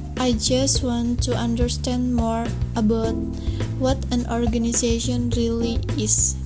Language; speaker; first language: English; non-native, learner; Indonesian